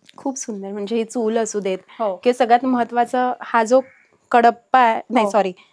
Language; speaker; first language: Marathi; native; Marathi